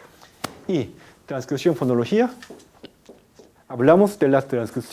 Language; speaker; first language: Spanish; non-native, fluent; Korean